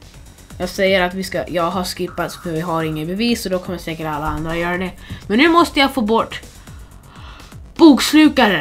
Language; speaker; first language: Swedish; non-native, fluent; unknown